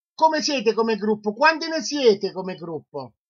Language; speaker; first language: Italian; native; Italian